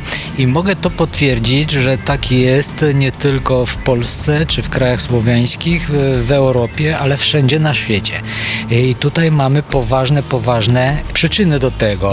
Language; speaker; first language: Polish; non-native, fluent; Bulgarian